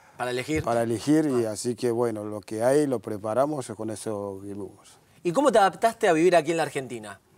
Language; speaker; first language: Spanish; non-native, fluent; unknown